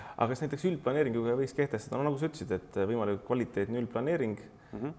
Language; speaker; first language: Estonian; native; Estonian